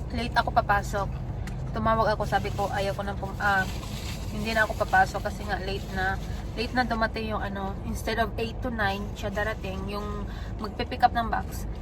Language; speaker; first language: Filipino; native; Filipino